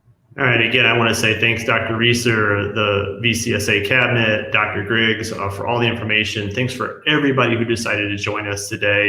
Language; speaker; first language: English; native; English